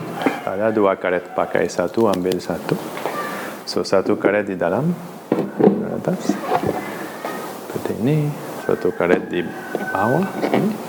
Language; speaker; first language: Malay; non-native, learner; Dutch